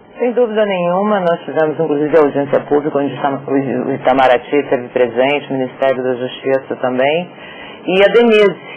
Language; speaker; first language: Portuguese; native; Portuguese